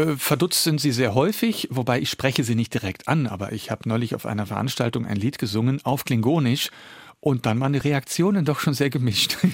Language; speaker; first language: German; early bilingual, other home language; Dutch